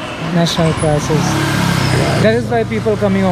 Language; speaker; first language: English; non-native, fluent; Hindi